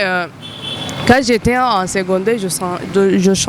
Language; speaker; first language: French; non-native, local second language; Rundi